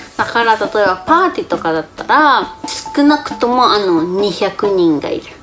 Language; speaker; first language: Japanese; non-native, fluent; Spanish